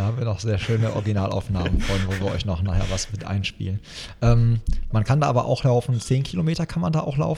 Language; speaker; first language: German; native; German